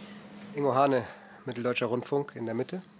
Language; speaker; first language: German; native; German